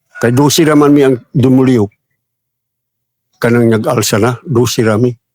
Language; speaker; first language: Cebuano; non-native, local second language; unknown